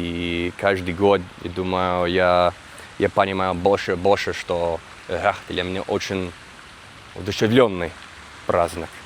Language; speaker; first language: Russian; non-native, fluent; English